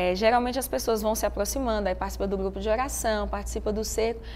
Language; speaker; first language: Portuguese; native; Portuguese